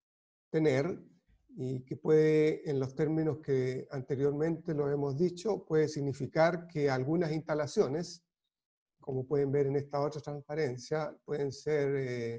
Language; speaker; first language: Spanish; native; Spanish